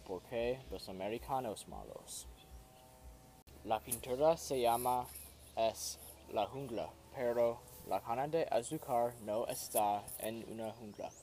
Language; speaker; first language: Spanish; non-native, learner; English